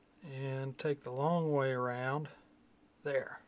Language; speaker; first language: English; native; English